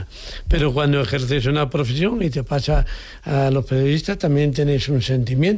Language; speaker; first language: Spanish; native; Spanish